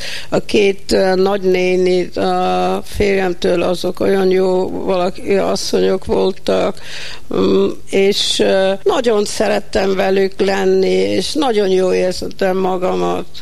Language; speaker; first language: Hungarian; early bilingual, heritage; Hungarian